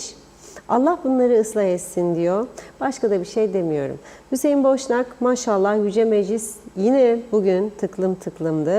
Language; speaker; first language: Turkish; native; Turkish